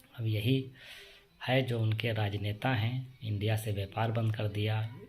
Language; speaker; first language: Hindi; native; Hindi